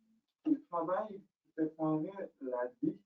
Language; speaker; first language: French; non-native, learner; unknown